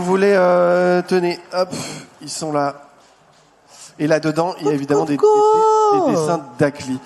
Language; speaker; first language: French; native; French